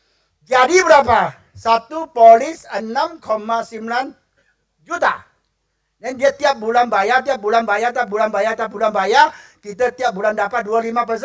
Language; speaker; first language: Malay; non-native, local second language; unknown